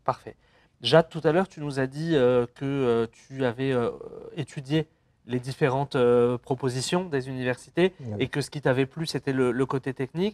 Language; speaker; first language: French; native; French